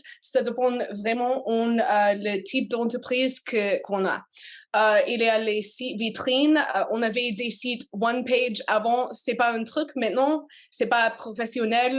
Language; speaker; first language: French; non-native, learner; English